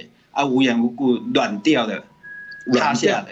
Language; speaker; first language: Chinese; native; Chinese